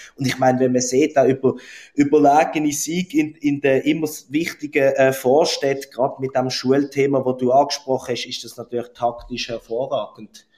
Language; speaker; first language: German; native; German